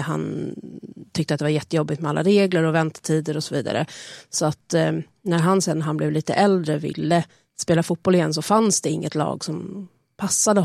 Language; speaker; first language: Swedish; native; Swedish